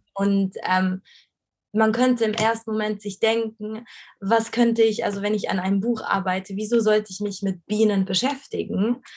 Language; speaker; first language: German; non-native, fluent; Arabic